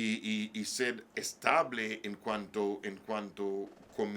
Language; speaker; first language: Spanish; non-native, learner; English